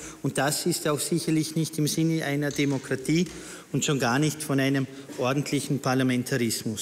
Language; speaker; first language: German; native; German